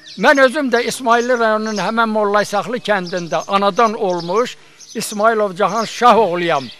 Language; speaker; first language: Azerbaijani; non-native, local second language; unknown